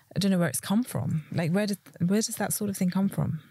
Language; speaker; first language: English; early bilingual, other home language; Hindi